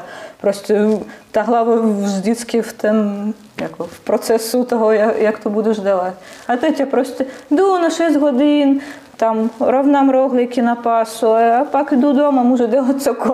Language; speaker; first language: Czech; non-native, learner; Russian